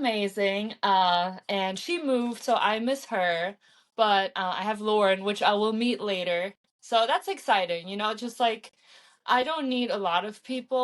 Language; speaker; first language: English; early bilingual, heritage; English